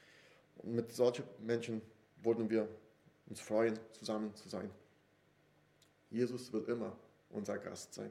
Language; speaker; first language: German; non-native, fluent; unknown